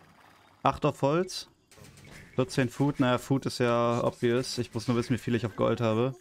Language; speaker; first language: German; native; German